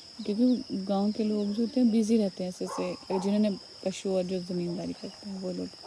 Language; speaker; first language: Hindi; non-native, local second language; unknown